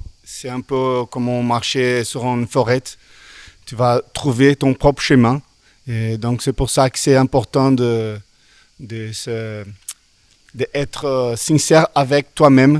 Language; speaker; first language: French; non-native, learner; Portuguese